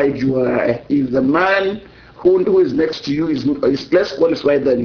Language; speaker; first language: English; non-native, local second language; Yoruba